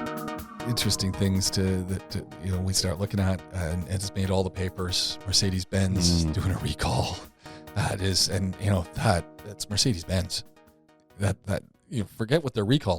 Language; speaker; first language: English; native; English